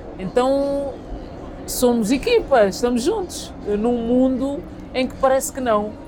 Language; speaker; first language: Portuguese; early bilingual, other home language; Kabuverdianu